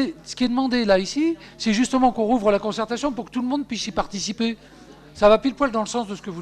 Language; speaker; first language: French; native; French